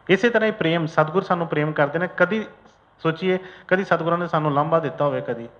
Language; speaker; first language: Hindi; non-native, local second language; Punjabi